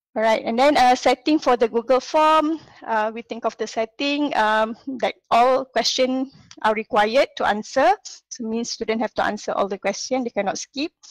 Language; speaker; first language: English; non-native, local second language; Malay